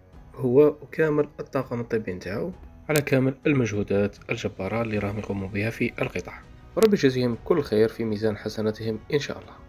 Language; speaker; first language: Arabic; native; Arabic